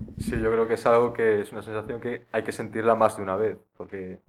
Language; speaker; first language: Spanish; native; Spanish